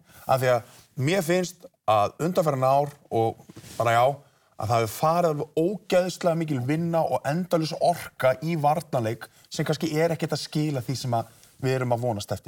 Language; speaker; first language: Icelandic; native; Icelandic